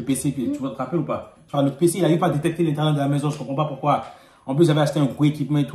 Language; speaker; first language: French; native; French